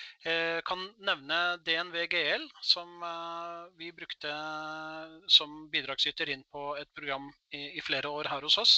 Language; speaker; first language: Norwegian; native; Norwegian